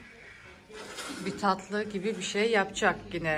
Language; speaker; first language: Turkish; early bilingual, heritage; Turkish